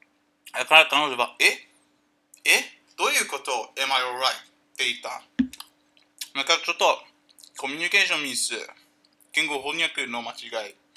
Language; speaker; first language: Japanese; non-native, learner; English